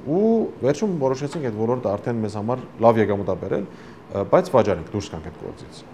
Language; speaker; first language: Armenian; early bilingual, heritage; Armenian